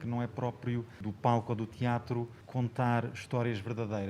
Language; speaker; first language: Portuguese; native; Portuguese